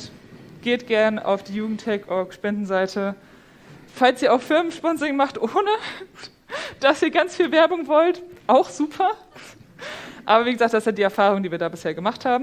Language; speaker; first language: German; native; German